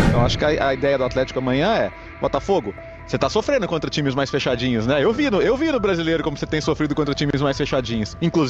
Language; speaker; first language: Portuguese; native; Portuguese